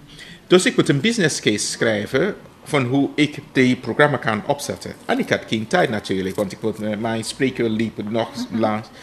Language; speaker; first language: Dutch; non-native, fluent; English